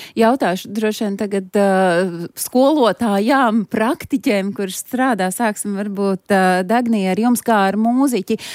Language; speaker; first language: Latvian; native; Latvian